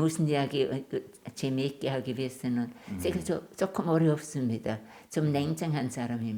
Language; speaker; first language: Korean; non-native, learner; German